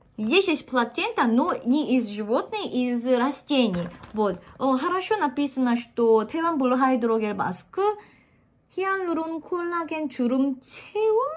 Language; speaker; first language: Russian; non-native, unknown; Korean